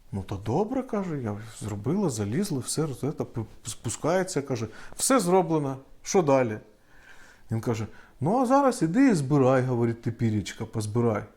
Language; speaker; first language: Ukrainian; non-native, local second language; Russian